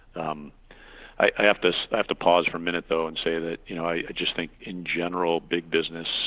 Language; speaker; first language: English; native; English